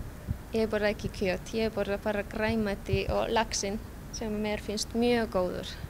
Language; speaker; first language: Icelandic; non-native, fluent; Polish